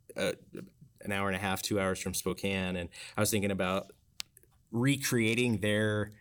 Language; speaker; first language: English; native; English